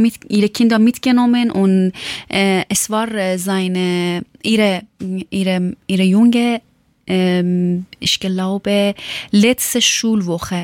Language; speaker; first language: German; non-native, learner; Persian